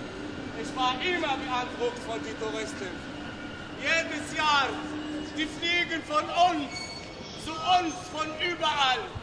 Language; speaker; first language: German; non-native, learner; Arabic